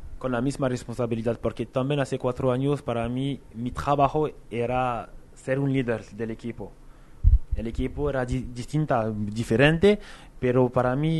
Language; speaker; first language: Spanish; non-native, fluent; French